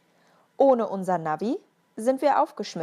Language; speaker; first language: German; non-native, fluent; English